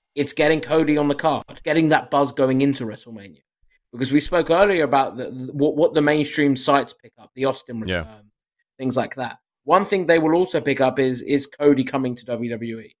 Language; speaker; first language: English; native; English